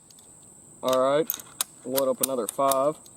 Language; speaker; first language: English; native; English